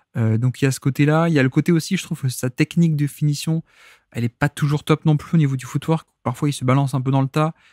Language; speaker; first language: French; native; French